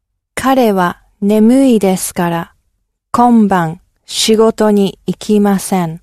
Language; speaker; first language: Japanese; non-native, learner; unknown